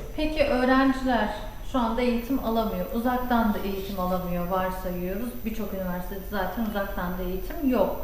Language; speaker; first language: Turkish; native; Turkish